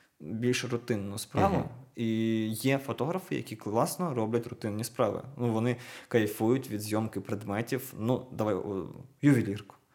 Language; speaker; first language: Ukrainian; non-native, local second language; Russian